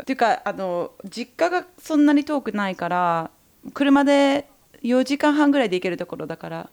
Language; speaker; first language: Japanese; early bilingual, heritage; Japanese